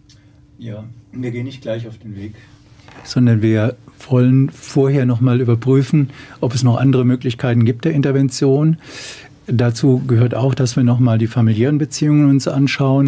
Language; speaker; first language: German; native; German